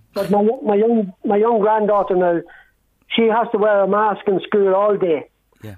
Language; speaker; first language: English; native; English